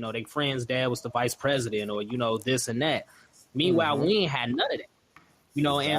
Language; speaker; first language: English; native; English